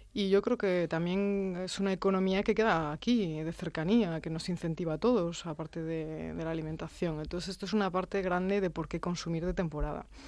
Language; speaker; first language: Spanish; native; Spanish